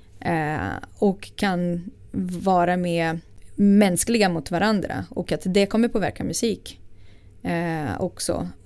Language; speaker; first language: Swedish; non-native, fluent; Portuguese